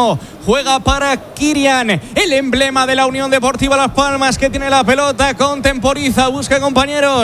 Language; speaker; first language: Spanish; native; Spanish